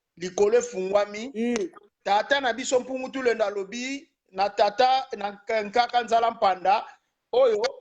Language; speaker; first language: Lingala; non-native, local second language; Kongo